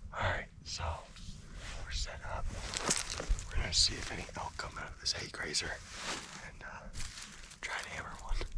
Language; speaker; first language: English; native; English